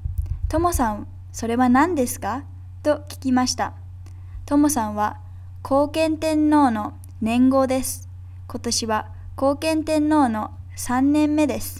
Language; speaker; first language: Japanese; non-native, learner; English